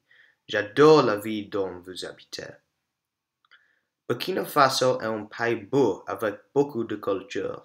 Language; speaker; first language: French; non-native, learner; English